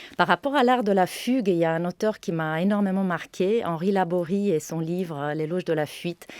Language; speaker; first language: French; non-native, fluent; Romanian